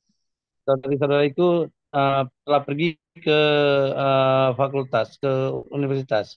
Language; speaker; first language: Indonesian; non-native, learner; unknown